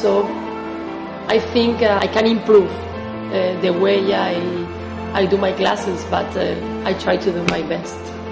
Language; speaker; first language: English; non-native, fluent; Spanish